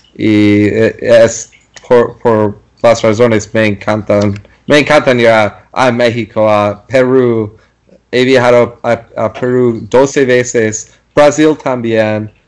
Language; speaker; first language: Spanish; non-native, learner; English